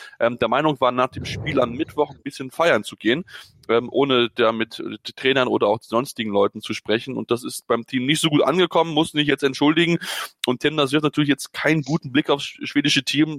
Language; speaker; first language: German; native; German